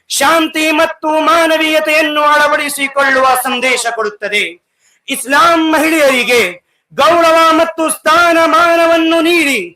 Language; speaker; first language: Kannada; non-native, local second language; Urdu